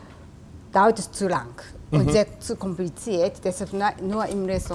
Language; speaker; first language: German; non-native, learner; Japanese